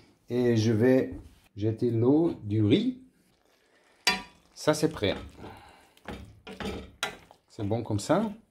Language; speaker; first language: French; non-native, learner; German